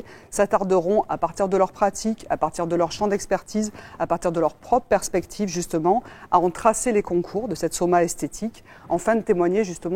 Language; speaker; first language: French; native; French